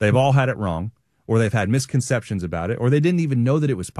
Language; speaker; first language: English; native; English